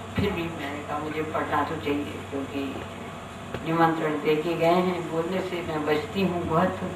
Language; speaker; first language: Hindi; native; Hindi